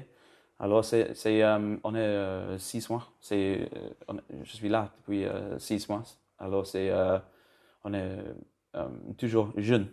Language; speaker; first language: French; non-native, learner; English